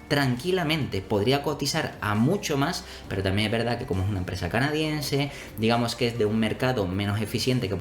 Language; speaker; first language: Spanish; native; Spanish